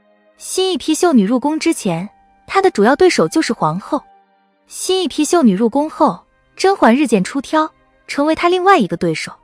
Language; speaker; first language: Chinese; native; Chinese